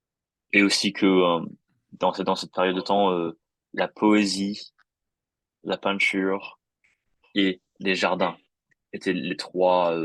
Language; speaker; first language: French; non-native, fluent; English